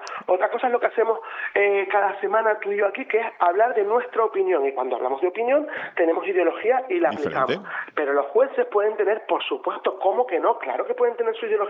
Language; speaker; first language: Spanish; native; Spanish